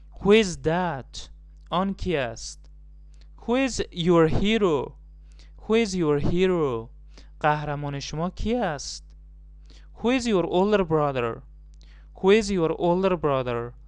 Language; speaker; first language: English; non-native, fluent; Persian